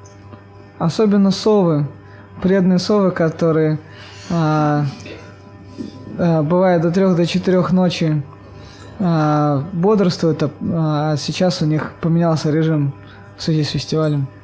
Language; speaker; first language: Russian; native; Russian